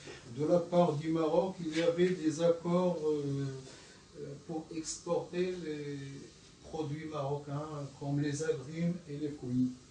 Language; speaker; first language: French; non-native, local second language; Arabic